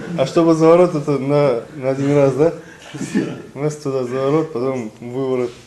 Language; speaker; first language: Russian; non-native, local second language; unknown